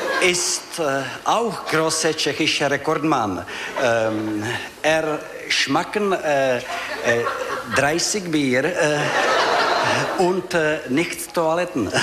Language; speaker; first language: German; non-native, learner; Czech